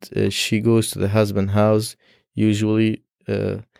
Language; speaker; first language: English; non-native, learner; Persian